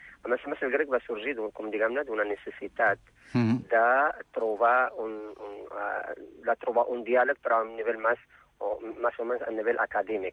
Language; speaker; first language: Catalan; non-native, fluent; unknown